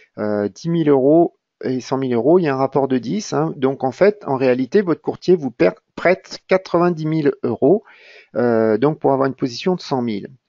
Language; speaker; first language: French; native; French